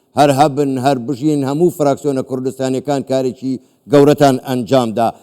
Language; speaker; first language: Central Kurdish; native; Central Kurdish